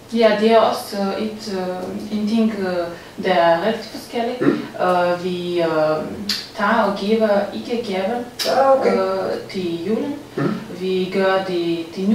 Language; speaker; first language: Danish; non-native, learner; Serbian